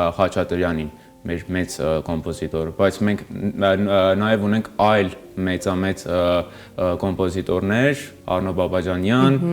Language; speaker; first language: Armenian; early bilingual, heritage; Armenian